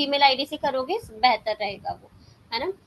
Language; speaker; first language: Hindi; native; Hindi